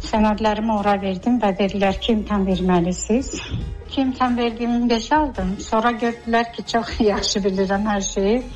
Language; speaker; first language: Azerbaijani; non-native, fluent; Georgian